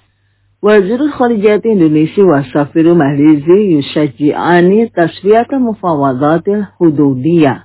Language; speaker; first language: Arabic; non-native, learner; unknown